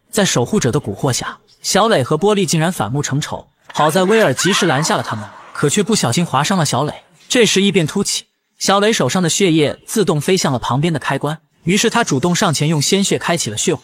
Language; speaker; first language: Chinese; native; Chinese